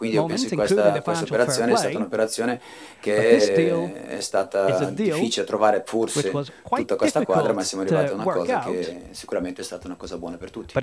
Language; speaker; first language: Italian; native; Italian